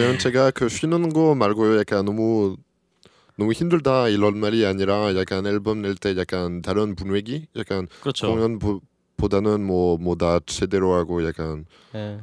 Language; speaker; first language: Korean; non-native, learner; French